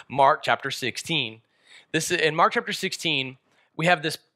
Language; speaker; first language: English; native; English